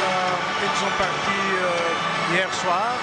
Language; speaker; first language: French; non-native, fluent; Portuguese